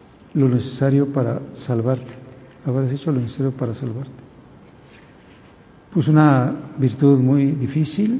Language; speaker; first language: Spanish; native; Spanish